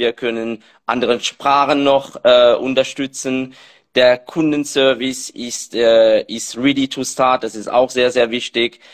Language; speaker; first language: German; non-native, fluent; French